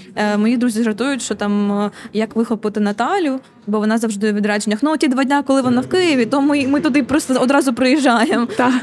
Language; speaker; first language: Ukrainian; native; Ukrainian